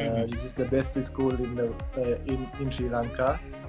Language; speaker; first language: English; non-native, local second language; Sinhala